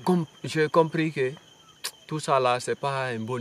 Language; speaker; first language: French; non-native, local second language; Fula